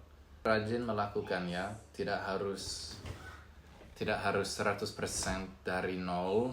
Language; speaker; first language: Indonesian; non-native, fluent; English